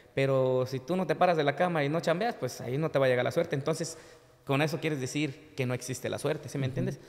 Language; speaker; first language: Spanish; native; Spanish